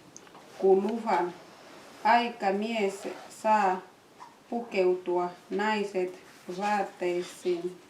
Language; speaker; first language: Finnish; non-native, fluent; Swahili